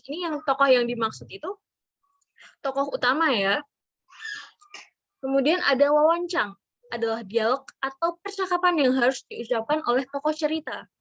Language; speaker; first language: Indonesian; native; Indonesian